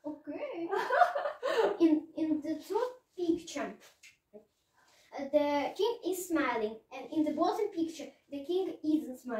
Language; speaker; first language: English; non-native, learner; Russian